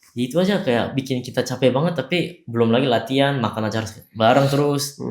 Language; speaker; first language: Indonesian; non-native, fluent; Korean